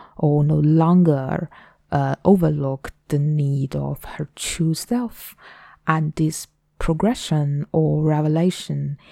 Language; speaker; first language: English; non-native, fluent; Chinese